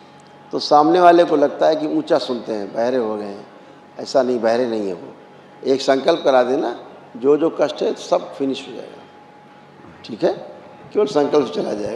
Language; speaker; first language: Hindi; native; Hindi